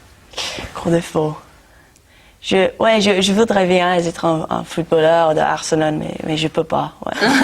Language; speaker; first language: French; non-native, learner; English